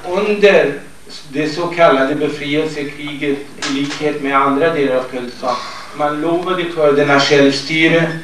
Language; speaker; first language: Swedish; non-native, fluent; Kurdish